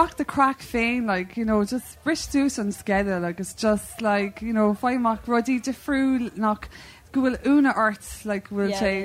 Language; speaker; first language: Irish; non-native, local second language; English